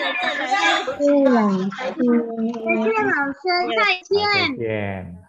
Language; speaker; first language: Chinese; non-native, learner; Indonesian